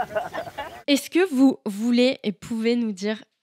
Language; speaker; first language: French; native; French